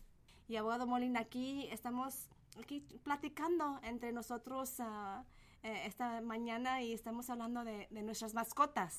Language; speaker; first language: Spanish; early bilingual, heritage; Spanish